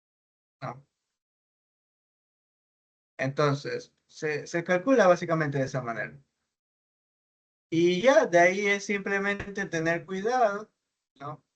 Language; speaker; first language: Spanish; native; Spanish